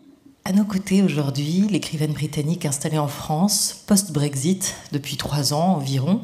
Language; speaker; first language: French; native; French